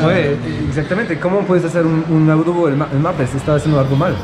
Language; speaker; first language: Spanish; non-native, fluent; French